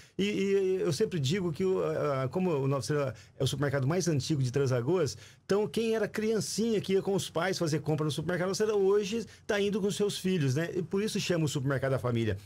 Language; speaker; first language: Portuguese; native; Portuguese